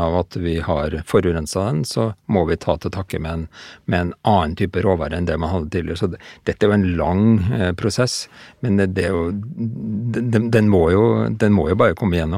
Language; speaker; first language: Norwegian; native; Norwegian